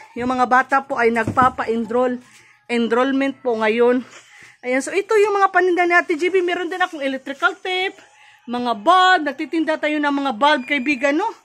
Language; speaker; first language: Filipino; native; Filipino